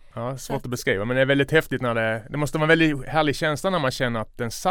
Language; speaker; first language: Swedish; native; Swedish